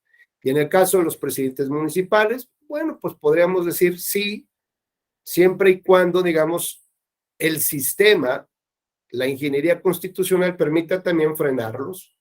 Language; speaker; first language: Spanish; native; Spanish